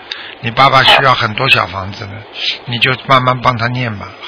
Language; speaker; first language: Chinese; native; Chinese